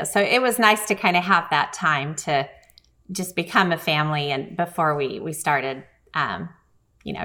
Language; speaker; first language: English; native; English